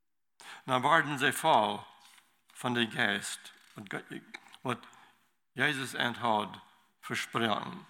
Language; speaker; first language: German; non-native, learner; Low German